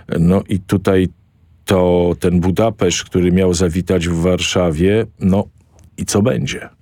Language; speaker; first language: Polish; native; Polish